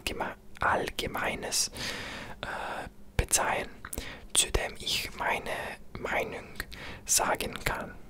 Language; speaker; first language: German; non-native, learner; English